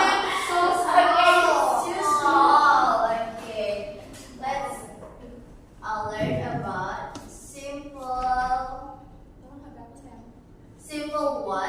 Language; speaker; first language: English; non-native, learner; Indonesian